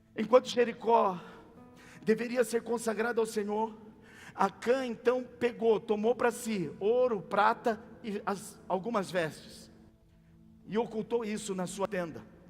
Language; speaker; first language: Portuguese; native; Portuguese